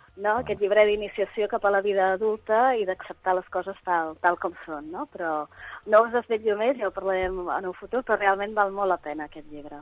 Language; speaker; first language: Catalan; native; Catalan